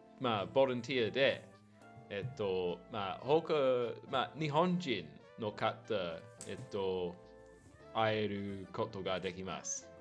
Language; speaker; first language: Japanese; non-native, learner; English